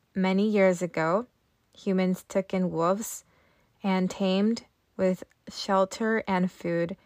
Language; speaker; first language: English; early bilingual, other home language; Japanese